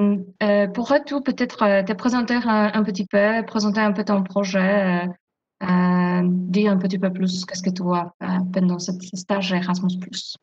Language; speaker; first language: French; non-native, fluent; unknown